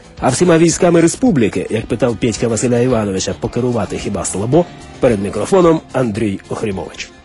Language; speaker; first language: Ukrainian; native; Ukrainian